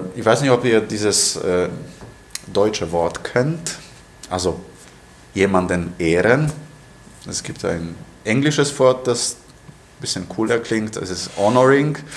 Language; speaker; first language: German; non-native, fluent; Polish